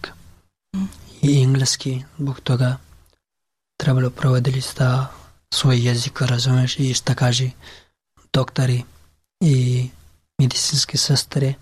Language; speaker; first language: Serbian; non-native, learner; Pashto